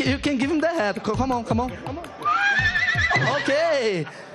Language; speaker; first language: English; non-native, learner; Portuguese